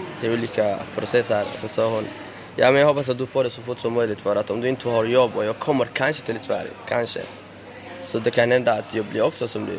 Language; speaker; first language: Swedish; early bilingual, other home language; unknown